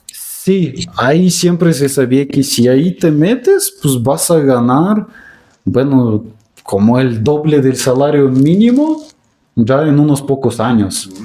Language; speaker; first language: Spanish; non-native, fluent; Russian